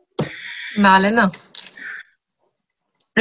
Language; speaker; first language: French; native; French